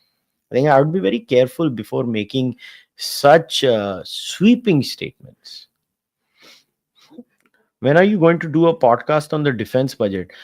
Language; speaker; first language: English; non-native, local second language; Hindi